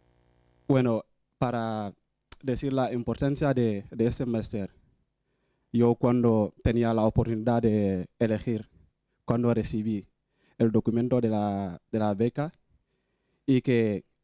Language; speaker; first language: Spanish; non-native, fluent; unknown